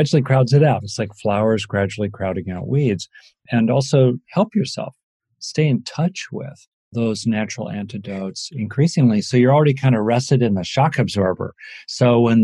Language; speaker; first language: English; native; English